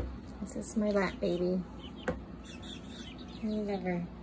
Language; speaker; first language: English; native; English